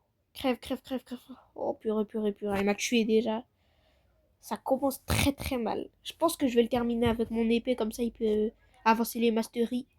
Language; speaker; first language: French; native; French